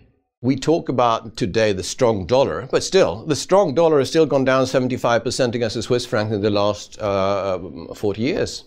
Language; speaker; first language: English; non-native, fluent; Swedish